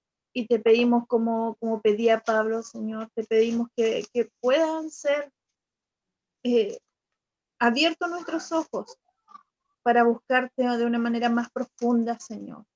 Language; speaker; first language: Spanish; native; Spanish